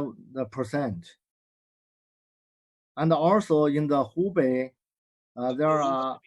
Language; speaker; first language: English; non-native, learner; Chinese